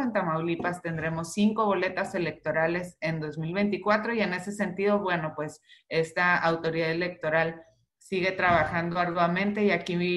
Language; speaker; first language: Spanish; native; Spanish